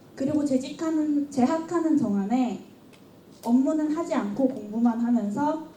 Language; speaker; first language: Korean; native; Korean